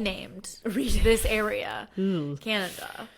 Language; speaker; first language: English; native; English